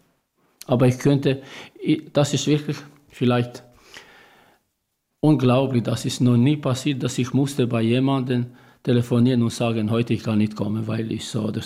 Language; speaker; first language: German; non-native, learner; Albanian